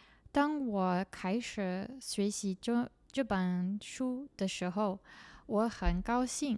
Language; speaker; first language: Chinese; non-native, learner; English